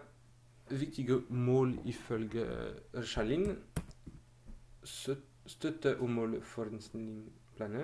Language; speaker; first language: Norwegian; non-native, fluent; French